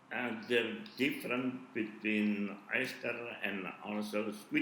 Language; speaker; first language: English; non-native, learner; Indonesian